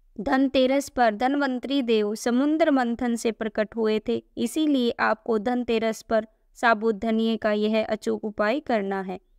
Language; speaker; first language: Hindi; native; Hindi